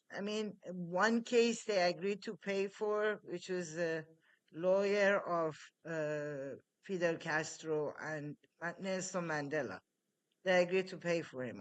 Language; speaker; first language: English; non-native, fluent; Persian